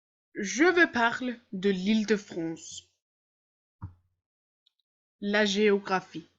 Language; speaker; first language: French; non-native, learner; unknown